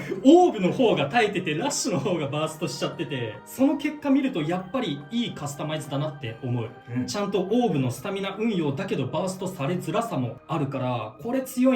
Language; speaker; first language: Japanese; native; Japanese